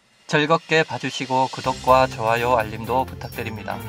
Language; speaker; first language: Korean; native; Korean